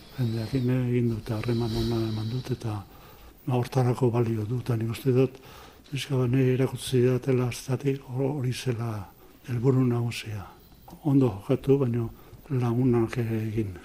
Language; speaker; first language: Basque; native; Basque